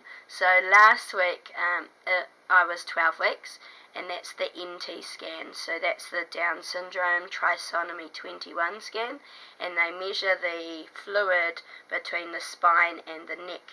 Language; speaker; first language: English; native; English